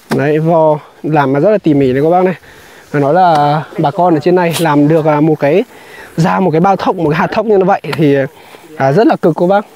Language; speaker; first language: Vietnamese; native; Vietnamese